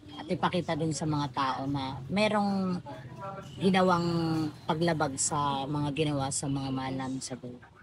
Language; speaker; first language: Filipino; native; Filipino